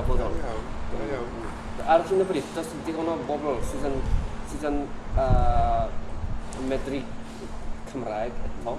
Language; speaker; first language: Welsh; non-native, learner; Japanese